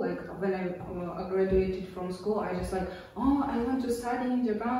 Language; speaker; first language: English; non-native, fluent; Ukrainian